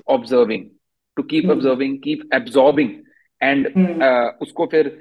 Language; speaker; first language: Hindi; native; Hindi